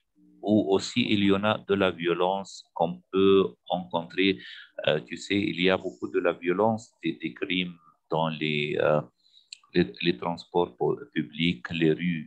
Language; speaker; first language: French; non-native, fluent; Arabic